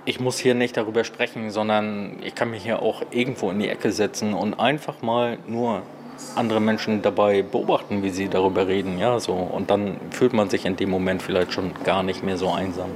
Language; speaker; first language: German; native; German